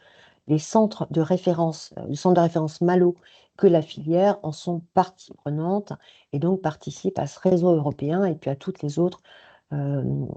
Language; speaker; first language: French; native; French